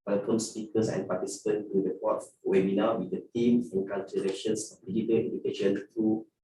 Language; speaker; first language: English; non-native, local second language; Malay